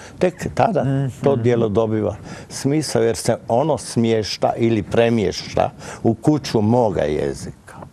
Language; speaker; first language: Croatian; native; Croatian